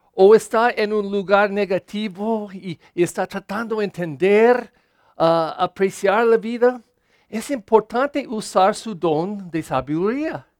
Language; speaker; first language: Spanish; non-native, learner; English